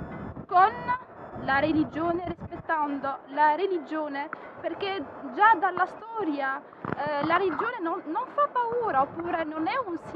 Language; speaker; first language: Italian; non-native, fluent; Arabic